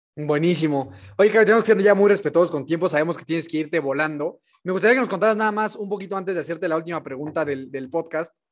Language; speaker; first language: Spanish; native; Spanish